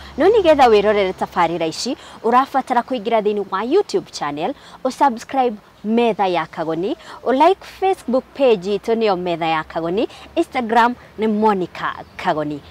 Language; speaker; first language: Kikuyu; native; Kikuyu